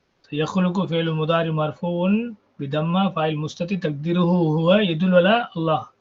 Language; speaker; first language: Arabic; non-native, fluent; Tamil